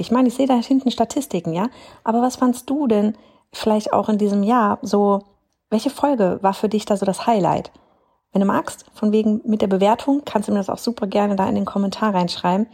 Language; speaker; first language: German; native; German